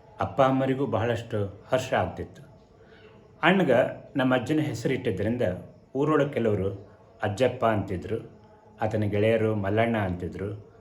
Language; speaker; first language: Kannada; native; Kannada